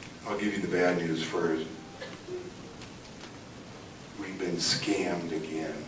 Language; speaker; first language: English; native; English